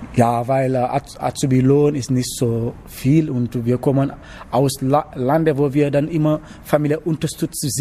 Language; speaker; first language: German; non-native, learner; Wolof